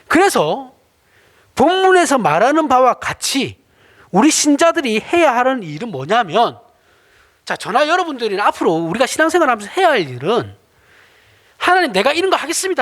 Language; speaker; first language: Korean; native; Korean